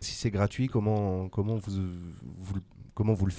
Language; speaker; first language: French; native; French